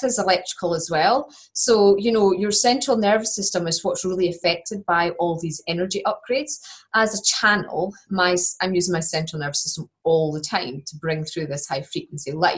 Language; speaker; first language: English; native; English